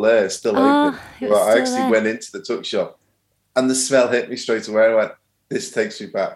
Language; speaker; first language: English; native; English